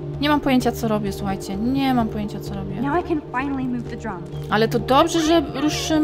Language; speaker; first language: Polish; native; Polish